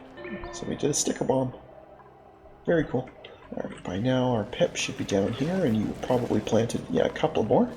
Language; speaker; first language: English; native; English